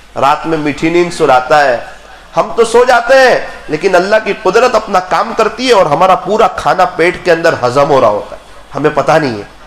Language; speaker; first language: Urdu; non-native, local second language; Gujarati